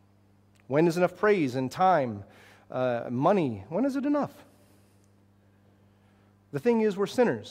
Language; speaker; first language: English; native; English